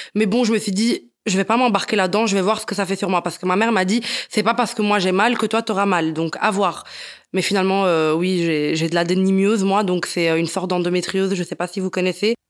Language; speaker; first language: French; early bilingual, other home language; Italian